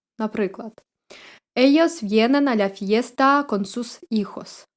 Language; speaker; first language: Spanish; non-native, fluent; Ukrainian